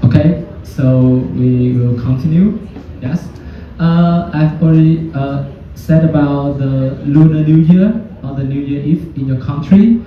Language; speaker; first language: English; non-native, fluent; Vietnamese